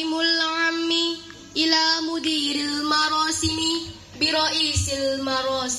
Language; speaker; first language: Arabic; non-native, learner; Indonesian